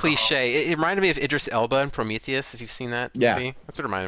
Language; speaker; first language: English; native; English